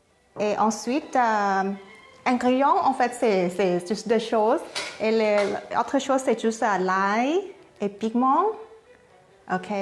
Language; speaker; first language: French; non-native, learner; Thai